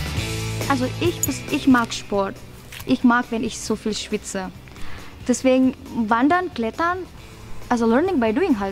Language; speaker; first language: German; non-native, fluent; Indonesian